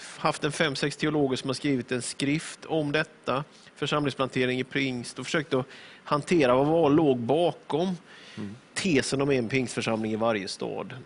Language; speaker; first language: Swedish; native; Swedish